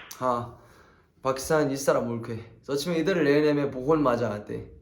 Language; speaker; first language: Hindi; non-native, learner; Korean